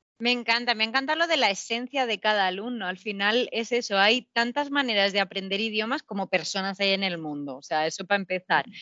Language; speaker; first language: Spanish; native; Spanish